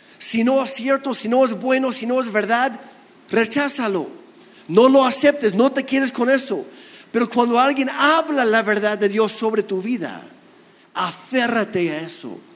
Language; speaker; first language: Spanish; non-native, fluent; English